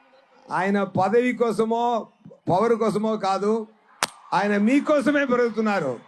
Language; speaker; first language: Telugu; non-native, fluent; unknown